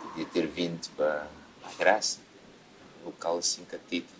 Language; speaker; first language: Portuguese; non-native, local second language; Kabuverdianu